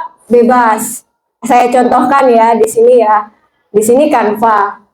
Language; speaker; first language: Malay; non-native, local second language; Javanese